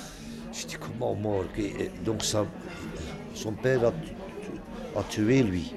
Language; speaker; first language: French; non-native, local second language; Dutch